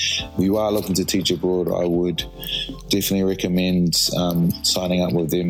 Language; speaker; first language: English; native; English